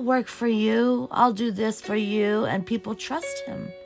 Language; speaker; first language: English; early bilingual, other home language; Portuguese